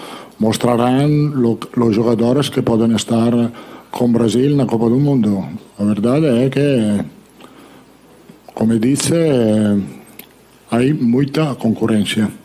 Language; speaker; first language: Portuguese; non-native, learner; Italian